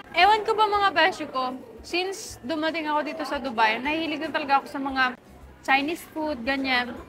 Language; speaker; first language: Filipino; native; Filipino